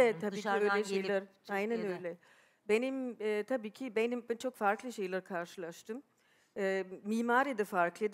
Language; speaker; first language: Turkish; non-native, fluent; German